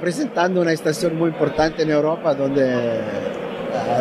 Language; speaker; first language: Spanish; non-native, learner; Italian